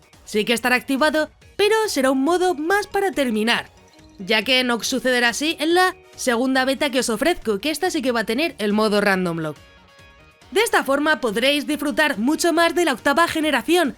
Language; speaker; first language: Spanish; native; Spanish